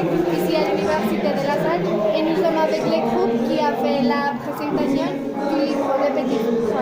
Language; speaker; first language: French; non-native, learner; Spanish